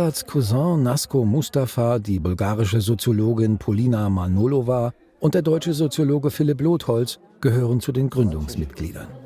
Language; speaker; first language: German; native; German